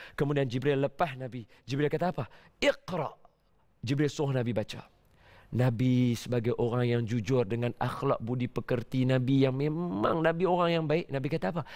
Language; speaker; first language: Malay; native; Malay